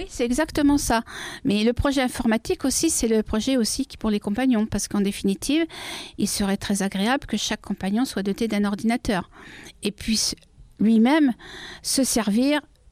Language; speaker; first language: French; native; French